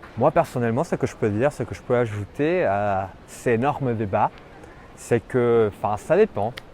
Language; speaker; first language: French; non-native, fluent; Spanish